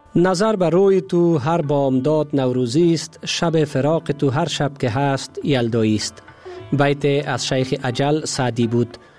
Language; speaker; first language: Persian; native; Persian